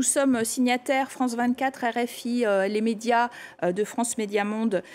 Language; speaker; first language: French; native; French